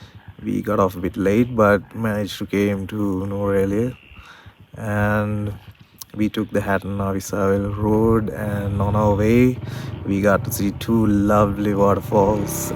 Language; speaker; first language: English; non-native, local second language; Sinhala